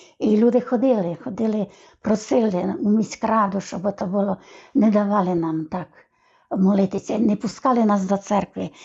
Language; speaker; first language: Ukrainian; native; Ukrainian